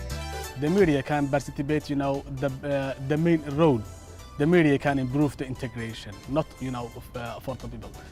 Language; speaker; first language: English; non-native, learner; Somali